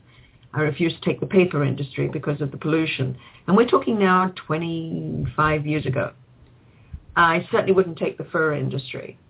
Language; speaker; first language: English; native; English